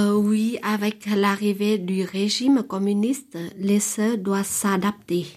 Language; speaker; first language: French; non-native, fluent; Vietnamese